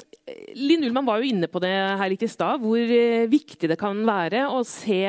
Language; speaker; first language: Norwegian; native; Norwegian